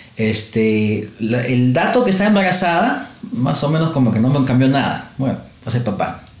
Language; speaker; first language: Spanish; native; Spanish